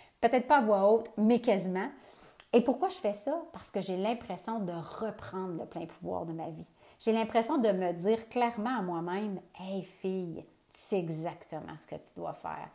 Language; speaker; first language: French; native; French